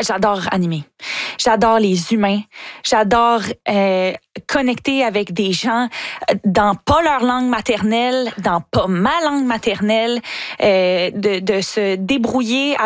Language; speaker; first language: French; native; French